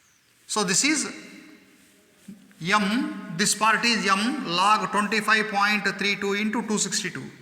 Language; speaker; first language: English; non-native, local second language; Kannada